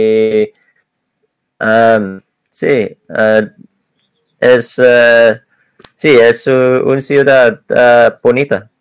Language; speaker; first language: Spanish; non-native, learner; English